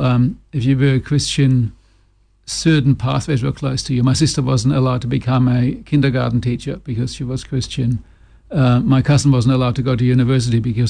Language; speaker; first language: English; non-native, fluent; German